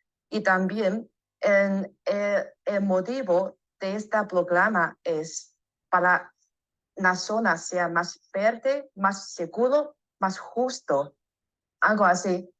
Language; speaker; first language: Spanish; non-native, learner; Chinese